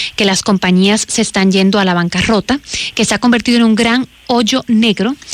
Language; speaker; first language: Spanish; native; Spanish